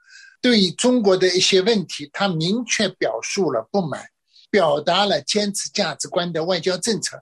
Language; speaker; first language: Chinese; native; Chinese